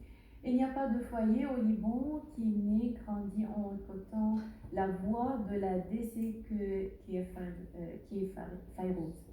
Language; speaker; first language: French; non-native, learner; Arabic